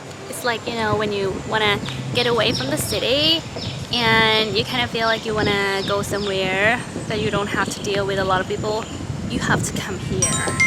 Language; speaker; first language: English; non-native, fluent; Thai